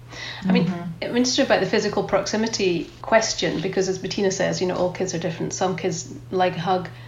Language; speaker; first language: English; native; English